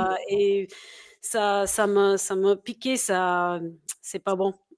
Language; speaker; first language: French; non-native, fluent; English